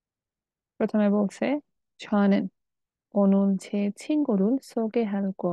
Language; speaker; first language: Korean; non-native, fluent; Bangla